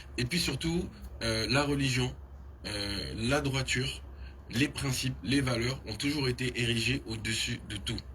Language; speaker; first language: French; early bilingual, other home language; Haitian Creole